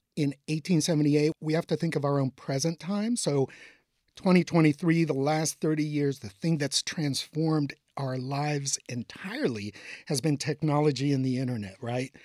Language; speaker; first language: English; early bilingual, other home language; Spanish